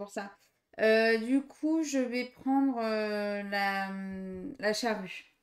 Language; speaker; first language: French; native; French